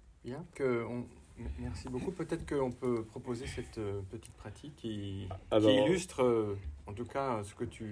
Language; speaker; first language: French; native; French